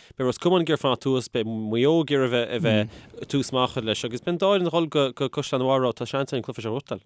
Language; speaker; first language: Irish; native; Irish